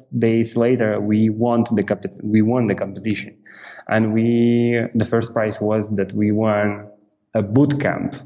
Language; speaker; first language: English; non-native, fluent; Romanian